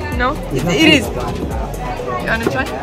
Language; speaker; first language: English; non-native, learner; Romanian